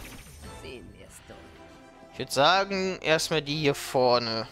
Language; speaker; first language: German; native; German